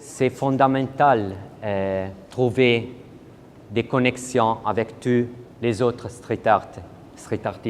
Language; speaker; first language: French; non-native, learner; Italian